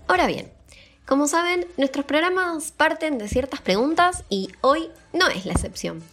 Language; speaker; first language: Spanish; native; Spanish